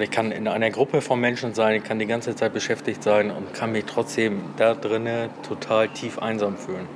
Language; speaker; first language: German; native; German